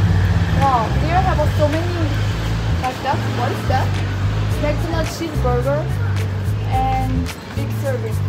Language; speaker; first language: English; non-native, learner; Korean